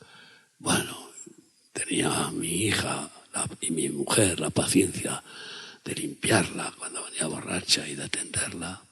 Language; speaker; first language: Spanish; native; Spanish